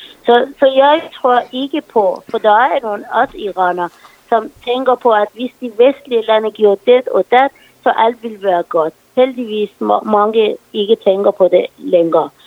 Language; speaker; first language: Danish; non-native, fluent; Persian